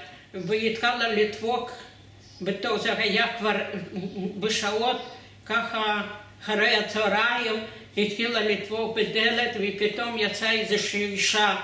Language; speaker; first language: Hebrew; non-native, fluent; Russian